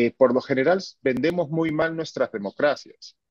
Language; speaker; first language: Spanish; native; Spanish